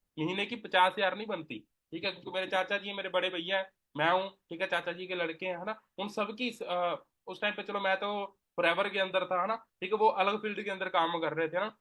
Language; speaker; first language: Hindi; non-native, local second language; Punjabi